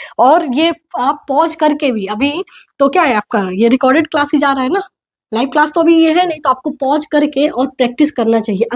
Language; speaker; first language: Hindi; native; Hindi